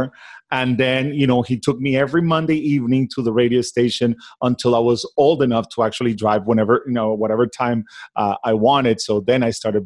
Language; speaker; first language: English; non-native, fluent; Spanish